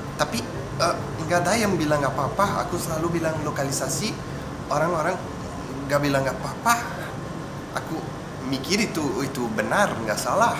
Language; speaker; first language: Indonesian; non-native, fluent; Portuguese